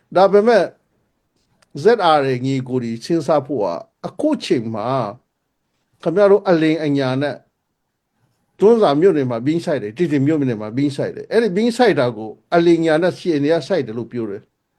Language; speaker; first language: Burmese; non-native, local second language; Tedim Chin